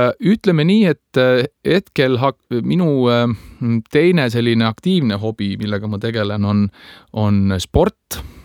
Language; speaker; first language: Estonian; native; Estonian